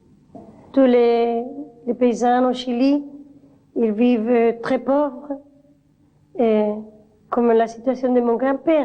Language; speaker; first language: French; non-native, learner; Spanish